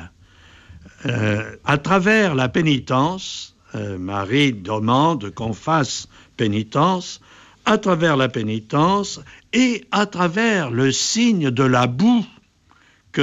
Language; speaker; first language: French; native; French